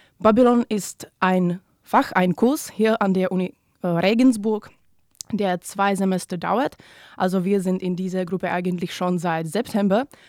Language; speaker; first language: German; non-native, fluent; Czech